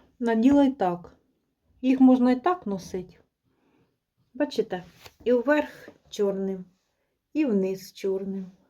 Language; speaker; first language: Ukrainian; native; Ukrainian